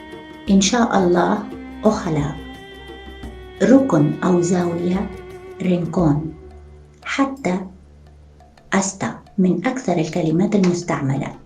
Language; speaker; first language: Arabic; non-native, learner; Spanish